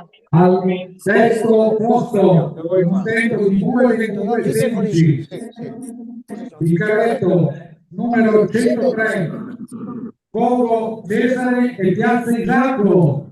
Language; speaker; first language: Italian; native; Italian